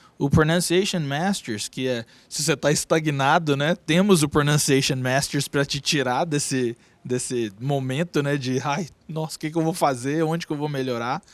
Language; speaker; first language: Portuguese; native; Portuguese